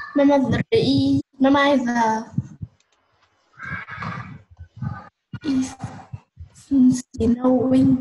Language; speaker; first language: English; non-native, learner; Vietnamese